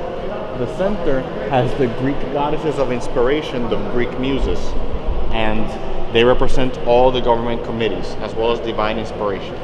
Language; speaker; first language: English; non-native, local second language; Spanish